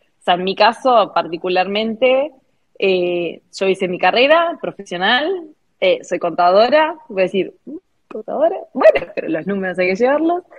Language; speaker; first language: Spanish; native; Spanish